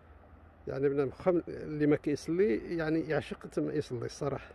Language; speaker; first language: Arabic; native; Arabic